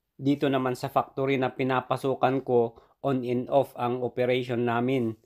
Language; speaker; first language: Filipino; native; Filipino